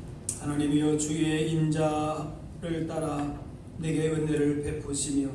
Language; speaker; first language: Korean; native; Korean